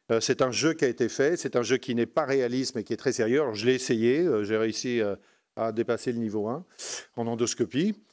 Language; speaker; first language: French; native; French